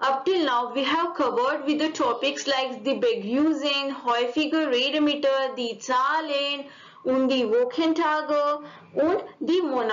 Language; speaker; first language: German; non-native, fluent; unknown